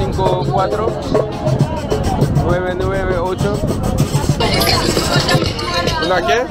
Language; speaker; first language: Spanish; non-native, learner; English